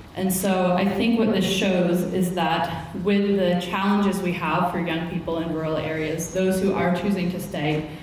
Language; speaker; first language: English; native; English